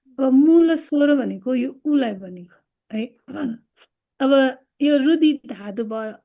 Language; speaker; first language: Nepali; non-native, local second language; Newari